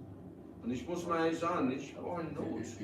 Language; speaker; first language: German; early bilingual, heritage; English